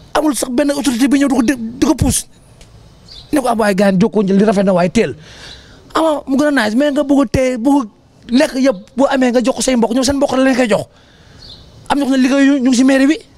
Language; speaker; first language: Wolof; native; Wolof